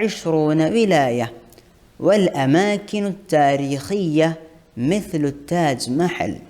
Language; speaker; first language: Arabic; non-native, fluent; Malayalam